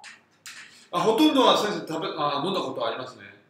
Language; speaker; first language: Japanese; non-native, fluent; Korean